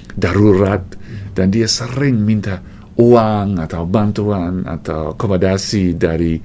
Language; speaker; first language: Malay; non-native, fluent; English